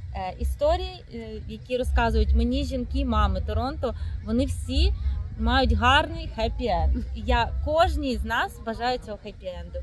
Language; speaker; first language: Ukrainian; native; Ukrainian